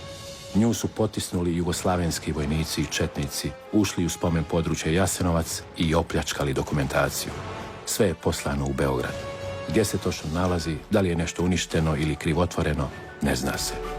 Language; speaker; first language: Croatian; native; Croatian